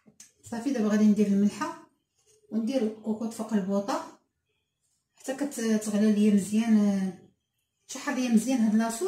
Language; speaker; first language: Arabic; native; Arabic